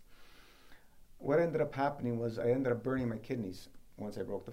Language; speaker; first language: English; native; English